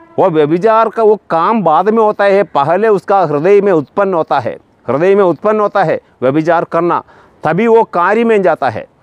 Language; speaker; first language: Hindi; non-native, local second language; Malayalam